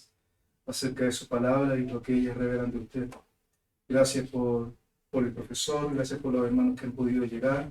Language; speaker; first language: Spanish; native; Spanish